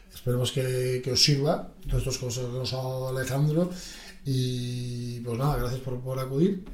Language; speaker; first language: Spanish; native; Spanish